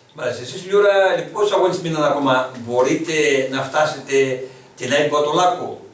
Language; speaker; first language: Greek; native; Greek